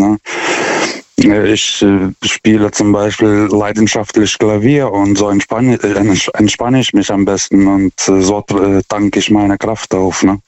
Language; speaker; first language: German; non-native, fluent; Lithuanian